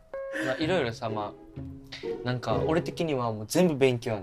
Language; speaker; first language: Japanese; native; Japanese